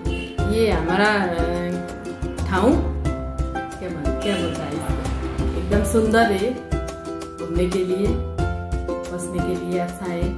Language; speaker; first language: Hindi; non-native, learner; Nepali